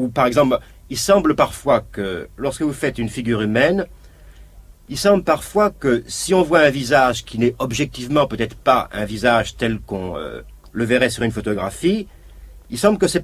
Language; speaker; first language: French; native; French